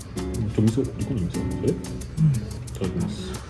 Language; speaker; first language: Japanese; non-native, learner; French